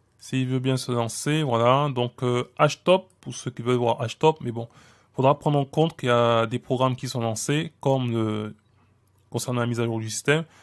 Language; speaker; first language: French; native; French